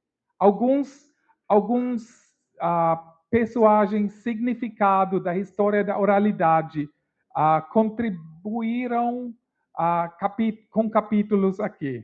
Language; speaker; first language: Portuguese; non-native, learner; English